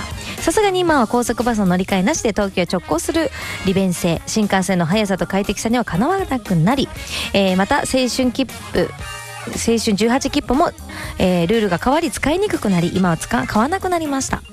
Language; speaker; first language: Japanese; native; Japanese